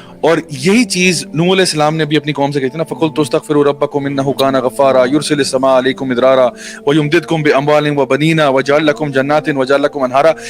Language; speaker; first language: Urdu; early bilingual, heritage; Urdu